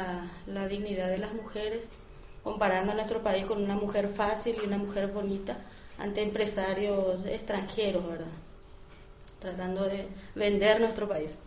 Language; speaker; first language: Spanish; native; Spanish